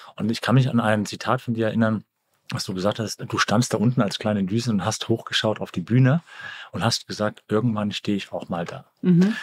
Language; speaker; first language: German; native; German